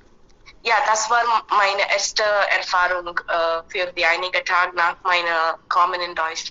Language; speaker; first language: German; non-native, learner; Hindi